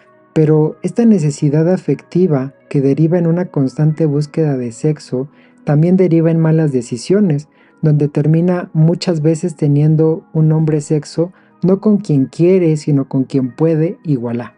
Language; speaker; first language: Spanish; native; Spanish